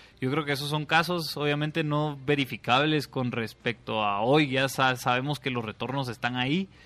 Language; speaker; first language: Spanish; native; Spanish